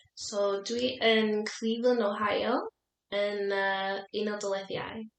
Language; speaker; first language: Welsh; non-native, learner; English